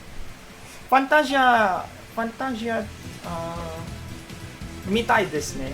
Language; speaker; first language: Japanese; non-native, learner; Filipino